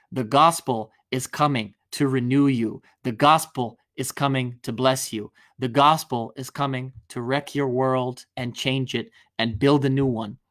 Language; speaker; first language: English; native; English